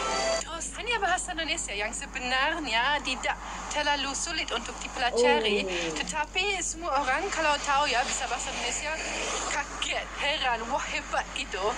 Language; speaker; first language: Indonesian; non-native, fluent; German